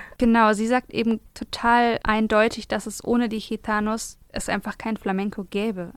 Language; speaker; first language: German; native; German